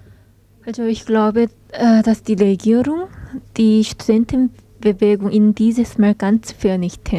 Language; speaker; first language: German; non-native, learner; Korean